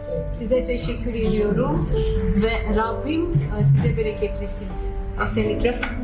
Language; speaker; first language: Turkish; non-native, fluent; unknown